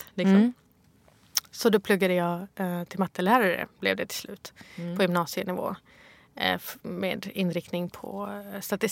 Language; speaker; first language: Swedish; early bilingual, other home language; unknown